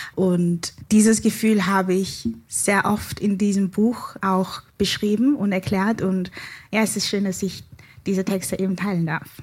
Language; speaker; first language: German; early bilingual, other home language; Igbo